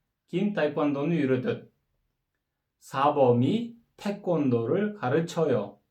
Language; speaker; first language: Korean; non-native, fluent; Kyrgyz